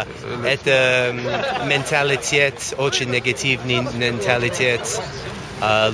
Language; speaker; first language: Russian; non-native, learner; English